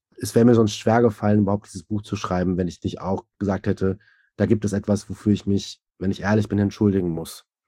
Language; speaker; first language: German; early bilingual, other home language; Turkish